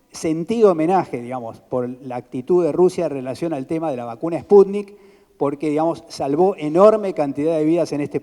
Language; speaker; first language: Spanish; native; Spanish